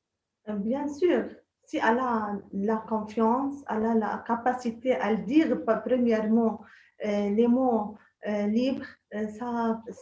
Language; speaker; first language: French; non-native, local second language; Arabic